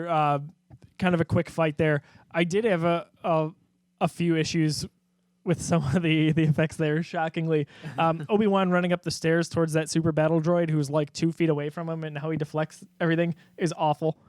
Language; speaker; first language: English; native; English